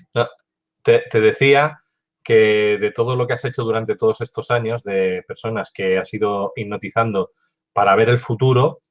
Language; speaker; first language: Spanish; native; Spanish